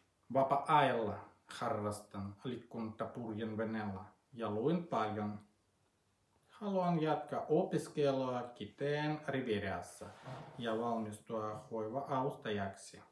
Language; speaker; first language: Finnish; non-native, learner; Russian